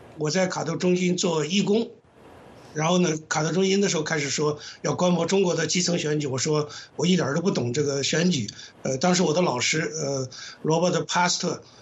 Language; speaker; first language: Chinese; native; Chinese